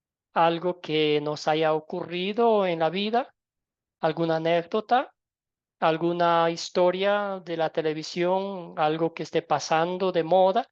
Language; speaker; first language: Spanish; native; Spanish